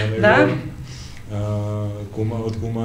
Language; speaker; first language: Macedonian; non-native, learner; Georgian